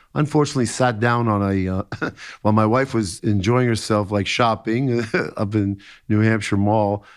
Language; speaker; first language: English; native; English